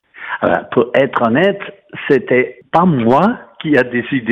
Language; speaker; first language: French; non-native, fluent; Dutch